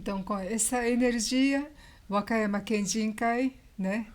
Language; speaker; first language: Portuguese; non-native, learner; Japanese